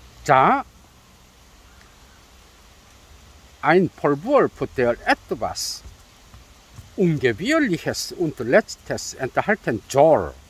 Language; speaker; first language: German; non-native, fluent; Korean